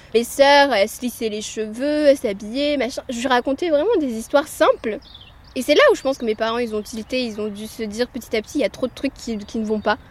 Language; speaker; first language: French; early bilingual, other home language; Amharic